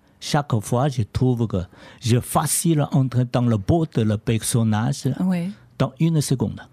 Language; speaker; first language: French; non-native, learner; Chinese